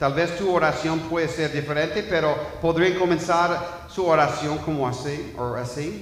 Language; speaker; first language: Spanish; non-native, fluent; English